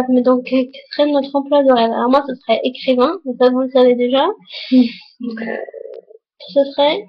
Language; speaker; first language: French; native; French